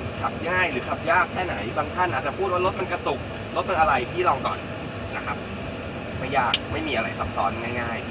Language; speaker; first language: Thai; native; Thai